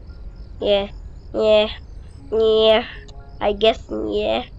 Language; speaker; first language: English; non-native, local second language; Filipino